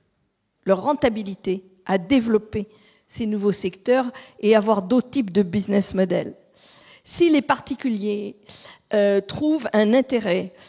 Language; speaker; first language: French; native; French